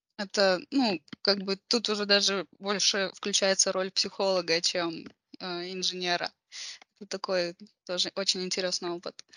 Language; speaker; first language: Russian; native; Russian